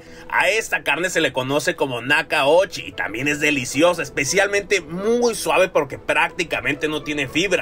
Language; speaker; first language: Spanish; native; Spanish